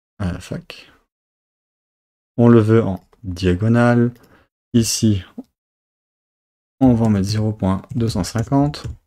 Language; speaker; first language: French; native; French